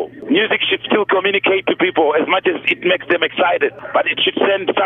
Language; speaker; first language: English; non-native, local second language; Shona